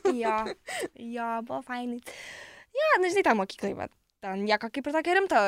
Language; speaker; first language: Lithuanian; non-native, local second language; Polish